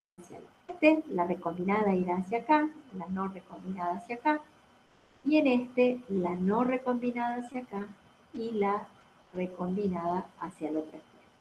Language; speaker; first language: Spanish; native; Spanish